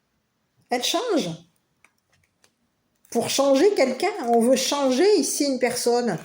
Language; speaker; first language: French; native; French